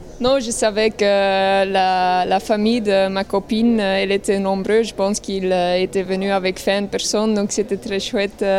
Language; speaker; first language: French; non-native, local second language; Dutch